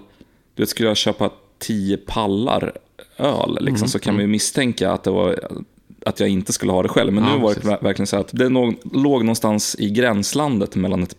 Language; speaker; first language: Swedish; native; Swedish